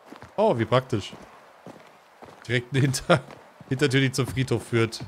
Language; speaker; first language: German; native; German